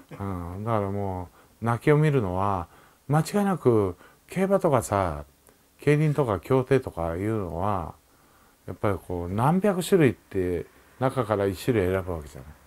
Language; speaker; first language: Japanese; native; Japanese